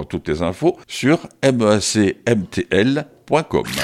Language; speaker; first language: French; native; French